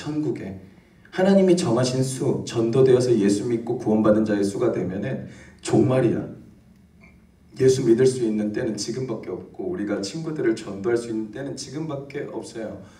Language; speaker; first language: Korean; native; Korean